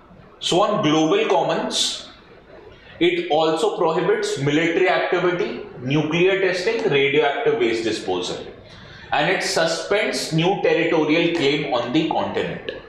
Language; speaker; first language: English; non-native, local second language; Hindi